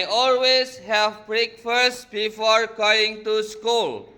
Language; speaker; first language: English; non-native, fluent; Indonesian